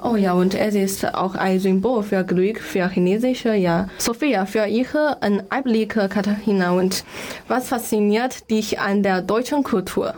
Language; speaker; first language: German; non-native, learner; Chinese